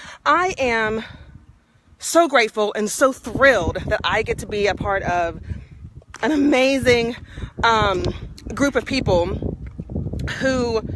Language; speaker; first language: English; native; English